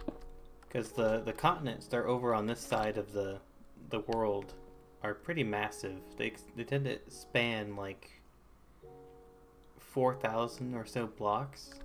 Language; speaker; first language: English; native; English